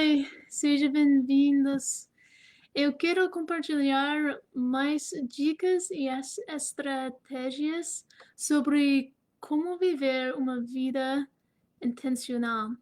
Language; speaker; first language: Portuguese; non-native, fluent; English